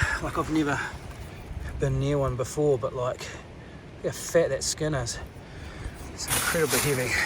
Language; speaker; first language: English; native; English